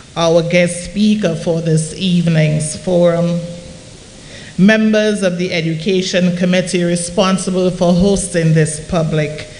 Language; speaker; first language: English; non-native, local second language; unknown